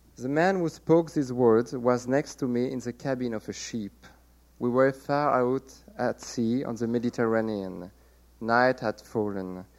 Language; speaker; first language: English; non-native, fluent; French